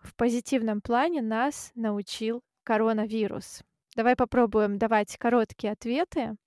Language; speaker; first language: Russian; native; Russian